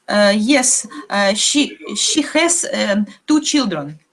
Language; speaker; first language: English; non-native, learner; Russian